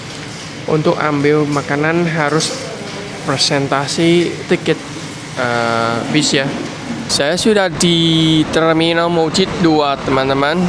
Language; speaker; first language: Indonesian; non-native, fluent; Vietnamese